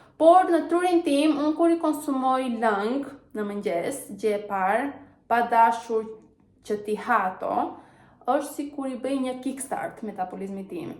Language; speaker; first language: Albanian; early bilingual, heritage; Albanian